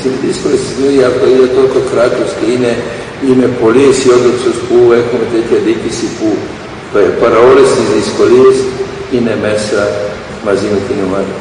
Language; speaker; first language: Greek; non-native, fluent; Serbian